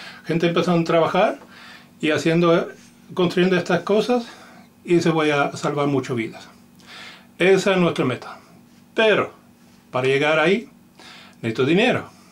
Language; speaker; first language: Spanish; non-native, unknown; Finnish